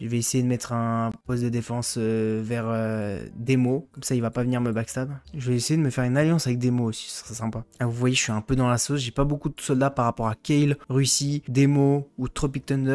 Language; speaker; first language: French; native; French